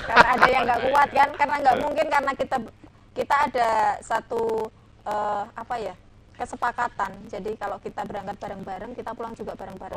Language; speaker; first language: Indonesian; native; Indonesian